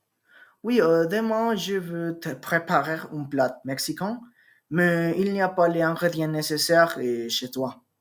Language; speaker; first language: French; non-native, learner; Spanish